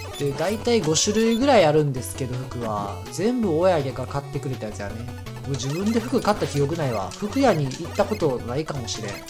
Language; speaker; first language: Japanese; native; Japanese